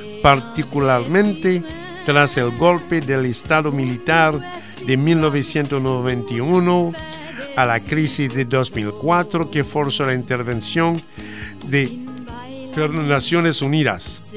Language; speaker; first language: Spanish; non-native, fluent; Haitian Creole